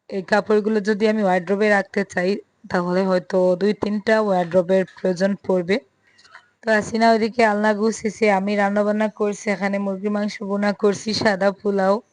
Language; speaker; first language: Bangla; native; Bangla